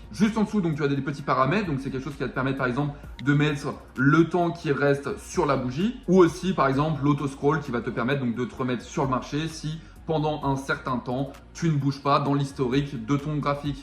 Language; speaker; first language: French; native; French